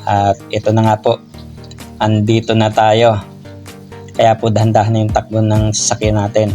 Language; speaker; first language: Filipino; native; Filipino